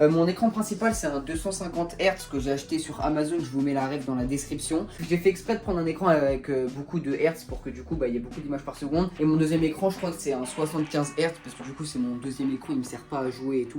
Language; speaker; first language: French; native; French